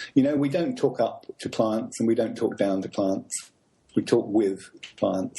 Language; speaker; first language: English; native; English